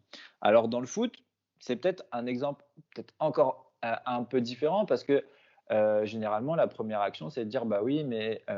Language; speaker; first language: French; native; French